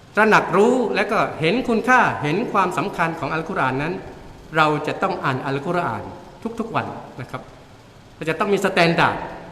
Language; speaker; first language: Thai; non-native, local second language; Malay